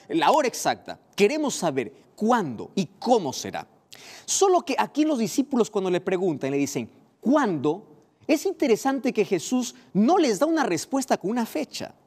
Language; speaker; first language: Spanish; native; Spanish